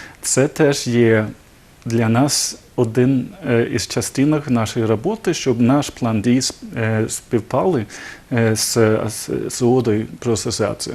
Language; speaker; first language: Ukrainian; non-native, learner; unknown